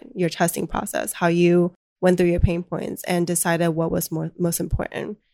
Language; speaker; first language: English; early bilingual, other home language; Chinese